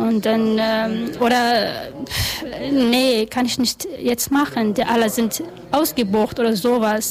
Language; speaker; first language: German; non-native, learner; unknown